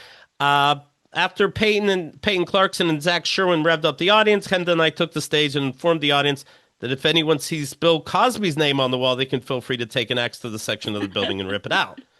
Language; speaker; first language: English; native; English